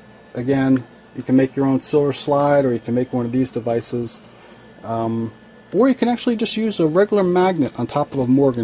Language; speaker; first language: English; native; English